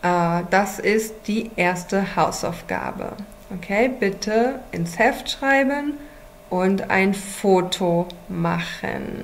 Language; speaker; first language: German; non-native, fluent; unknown